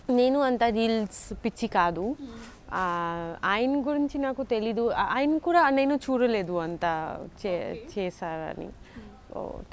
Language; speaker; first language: Telugu; non-native, learner; Bangla